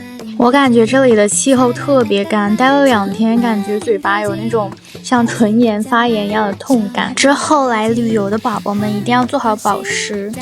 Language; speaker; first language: Chinese; native; Chinese